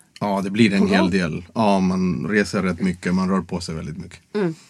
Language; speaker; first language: Swedish; non-native, fluent; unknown